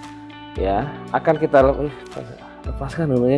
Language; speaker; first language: Indonesian; native; Indonesian